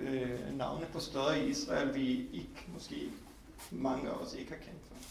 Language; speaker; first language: Danish; non-native, fluent; Hebrew